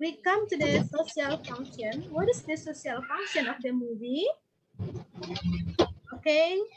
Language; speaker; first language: English; non-native, learner; Indonesian